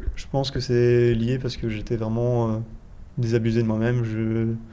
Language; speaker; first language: French; native; French